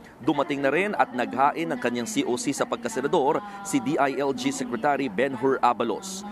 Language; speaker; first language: Filipino; native; Filipino